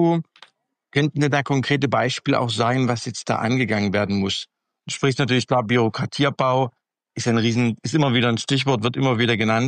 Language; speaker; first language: German; native; German